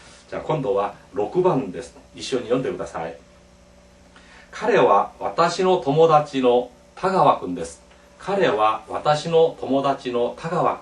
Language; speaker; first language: Japanese; non-native, fluent; Korean